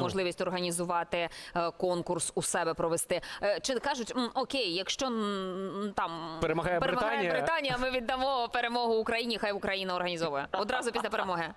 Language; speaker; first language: Ukrainian; native; Ukrainian